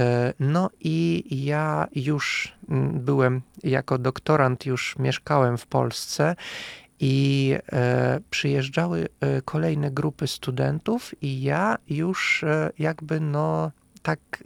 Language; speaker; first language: Polish; non-native, fluent; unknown